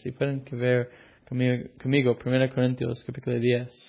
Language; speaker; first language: Spanish; non-native, fluent; English